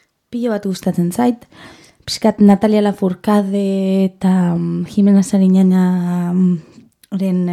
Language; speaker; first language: Basque; non-native, learner; Spanish